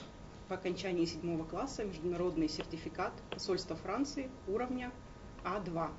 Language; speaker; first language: Russian; native; Russian